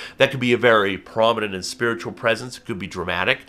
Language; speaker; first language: English; native; English